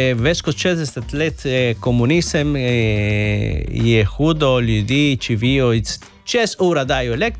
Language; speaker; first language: Slovenian; non-native, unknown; Spanish